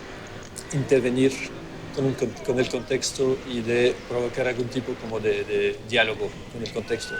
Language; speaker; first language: Spanish; non-native, fluent; Dutch